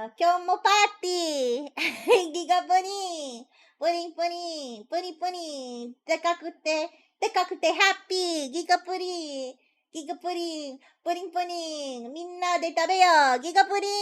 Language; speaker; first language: Japanese; non-native, learner; English